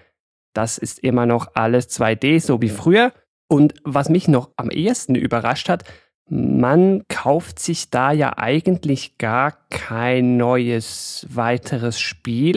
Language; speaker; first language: German; native; German